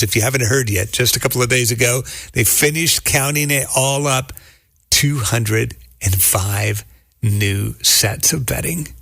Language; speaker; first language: English; native; English